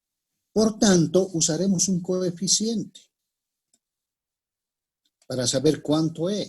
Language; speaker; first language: Spanish; native; Spanish